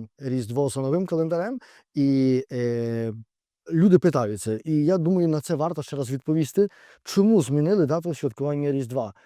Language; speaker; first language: Ukrainian; native; Ukrainian